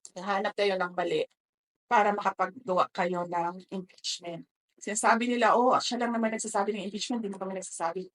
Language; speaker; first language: Filipino; non-native, local second language; Cebuano